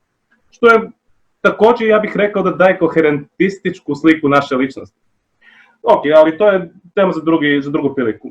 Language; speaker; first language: Bosnian; native; Bosnian